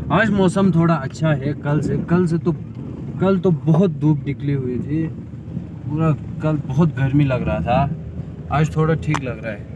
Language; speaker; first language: Hindi; native; Hindi